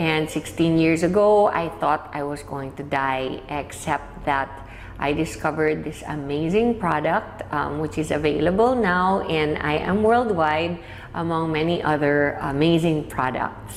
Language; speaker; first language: English; non-native, local second language; Filipino